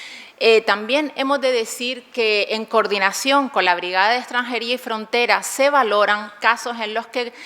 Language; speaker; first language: Spanish; native; Spanish